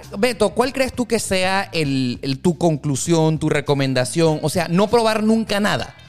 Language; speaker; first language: Spanish; native; Spanish